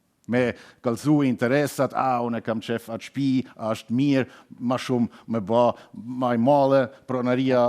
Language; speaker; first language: Albanian; non-native, fluent; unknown